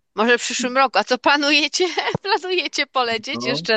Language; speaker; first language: Polish; native; Polish